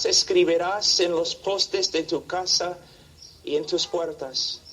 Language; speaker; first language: Spanish; non-native, fluent; English